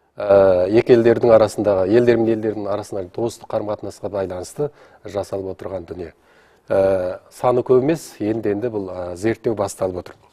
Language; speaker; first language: Kazakh; native; Kazakh